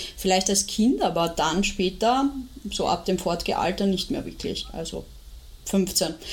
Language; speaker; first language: German; early bilingual, other home language; Bosnian